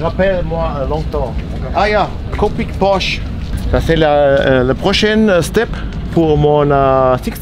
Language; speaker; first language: French; non-native, learner; German